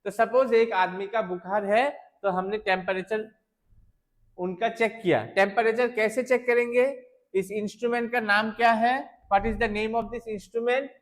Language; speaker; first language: Hindi; non-native, local second language; Bangla